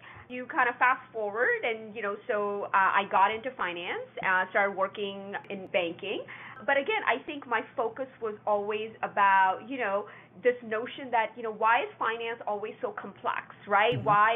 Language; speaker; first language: English; native; English